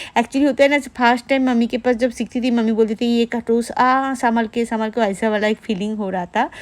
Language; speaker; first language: Hindi; non-native, local second language; Bangla